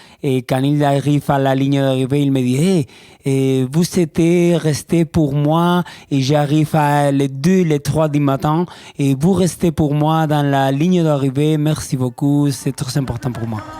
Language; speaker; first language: French; non-native, learner; Spanish